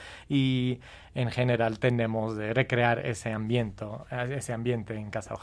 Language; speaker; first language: Spanish; non-native, fluent; English